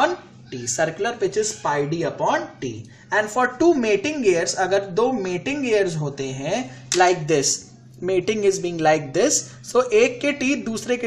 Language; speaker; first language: English; non-native, local second language; Hindi